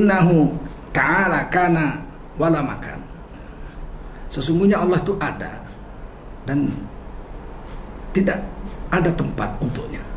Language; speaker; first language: Indonesian; native; Indonesian